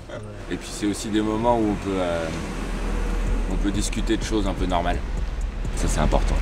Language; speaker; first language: French; native; French